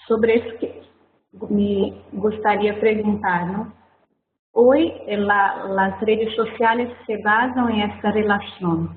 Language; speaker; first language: Spanish; non-native, fluent; Portuguese